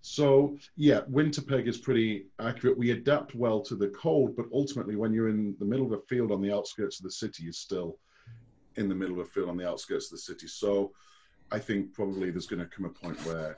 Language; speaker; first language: English; native; English